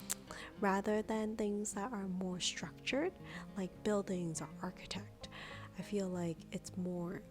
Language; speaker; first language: English; native; English